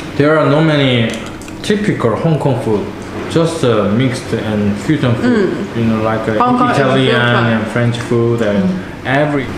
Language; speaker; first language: English; non-native, learner; Korean